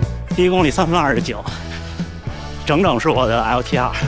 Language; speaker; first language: Chinese; native; Chinese